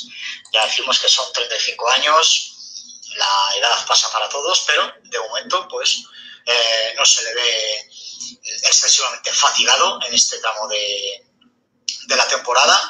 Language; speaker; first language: Spanish; native; Spanish